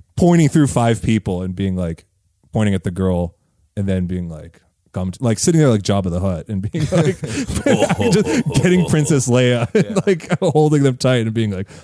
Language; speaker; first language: English; native; English